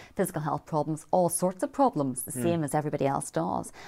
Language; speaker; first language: English; native; English